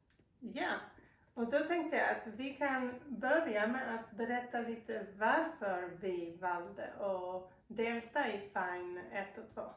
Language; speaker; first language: Swedish; non-native, fluent; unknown